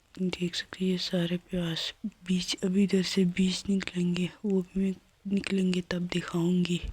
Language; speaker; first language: Urdu; non-native, local second language; Shina